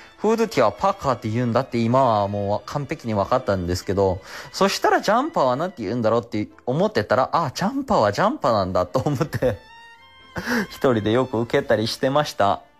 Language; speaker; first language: Japanese; non-native, fluent; Korean